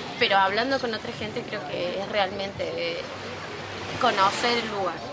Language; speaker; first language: Spanish; native; Spanish